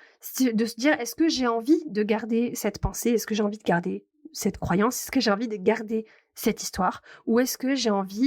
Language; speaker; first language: French; native; French